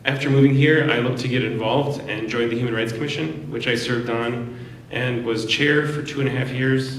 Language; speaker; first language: English; native; English